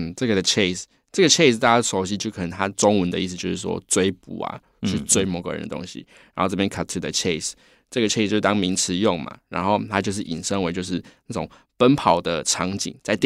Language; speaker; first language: Chinese; native; Chinese